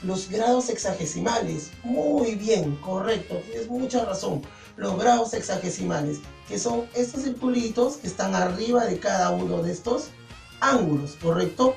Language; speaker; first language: Spanish; native; Spanish